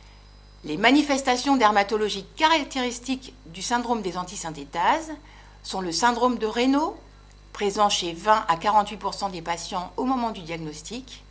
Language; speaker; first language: French; native; French